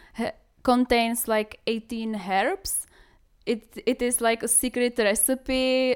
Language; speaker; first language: English; non-native, fluent; Czech